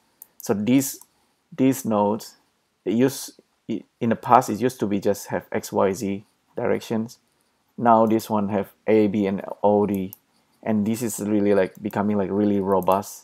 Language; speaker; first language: English; non-native, fluent; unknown